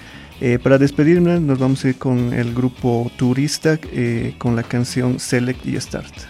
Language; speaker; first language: Spanish; native; Spanish